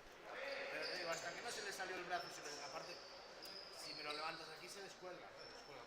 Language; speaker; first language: Spanish; native; Spanish